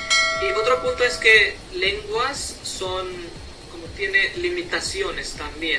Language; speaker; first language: Spanish; non-native, fluent; Hindi